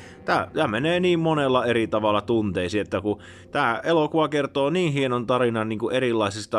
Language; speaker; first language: Finnish; native; Finnish